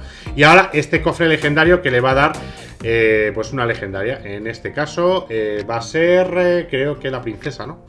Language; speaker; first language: Spanish; native; Spanish